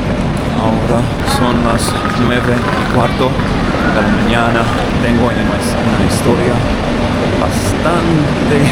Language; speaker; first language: Spanish; non-native, learner; English